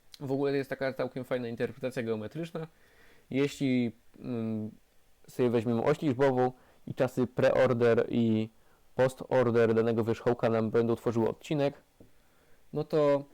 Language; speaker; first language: Polish; native; Polish